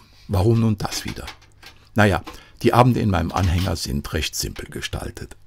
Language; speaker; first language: German; native; German